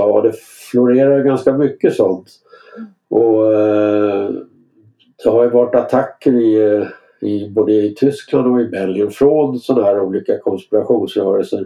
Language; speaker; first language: Swedish; native; Swedish